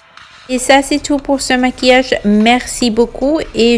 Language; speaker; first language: French; non-native, fluent; Spanish